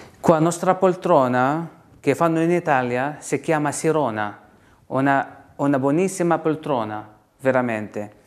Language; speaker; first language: Italian; non-native, learner; Arabic